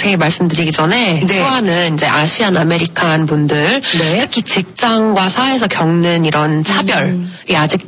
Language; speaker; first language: Korean; native; Korean